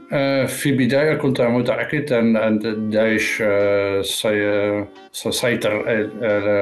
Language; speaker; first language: Arabic; non-native, learner; Dutch